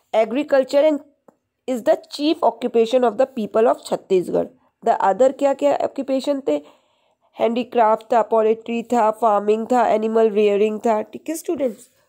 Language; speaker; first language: Hindi; native; Hindi